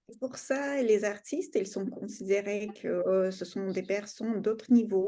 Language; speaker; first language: French; non-native, fluent; Russian